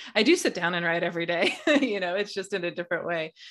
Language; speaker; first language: English; native; English